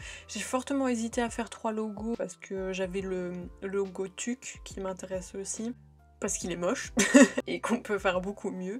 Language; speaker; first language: French; native; French